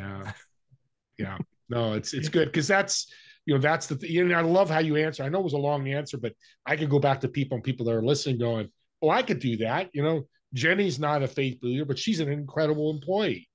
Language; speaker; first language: English; native; English